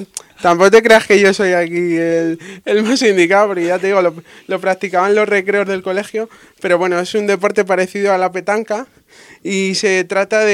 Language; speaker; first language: Spanish; native; Spanish